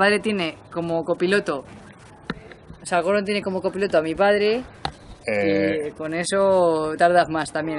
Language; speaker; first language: Spanish; native; Spanish